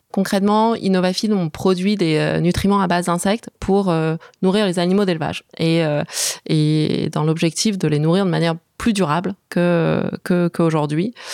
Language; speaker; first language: French; early bilingual, other home language; Chinese